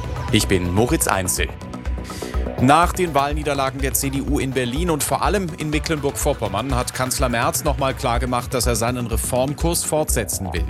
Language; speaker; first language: German; native; German